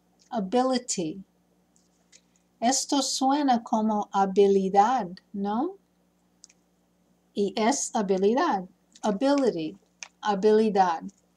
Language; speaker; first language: Spanish; non-native, fluent; English